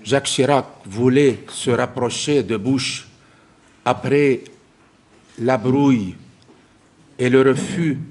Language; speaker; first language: French; non-native, local second language; Arabic